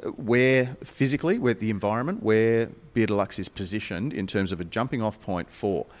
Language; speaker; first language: English; native; English